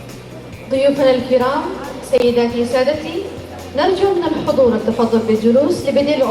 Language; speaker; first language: Arabic; native; Arabic